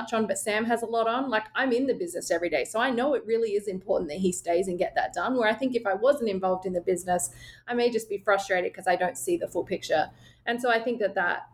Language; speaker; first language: English; native; English